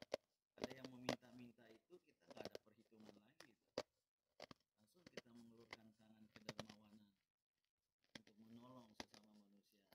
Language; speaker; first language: Indonesian; native; Indonesian